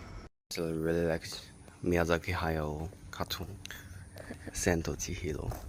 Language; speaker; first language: English; non-native, learner; Chinese